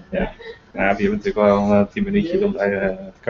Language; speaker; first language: Dutch; native; Dutch